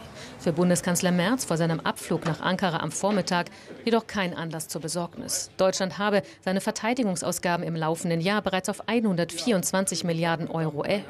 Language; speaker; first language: German; native; German